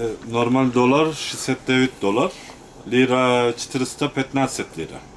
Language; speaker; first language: Russian; non-native, local second language; Turkish